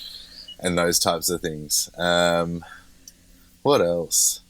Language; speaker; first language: English; native; English